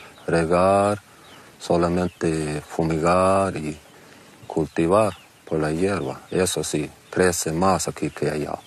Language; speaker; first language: Spanish; non-native, local second language; Plautdietsch